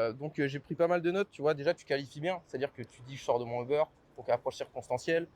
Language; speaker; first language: French; native; French